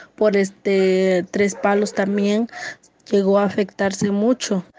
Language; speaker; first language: Spanish; native; Spanish